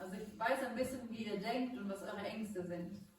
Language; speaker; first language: German; native; German